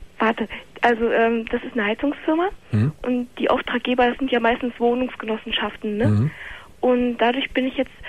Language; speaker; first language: German; native; German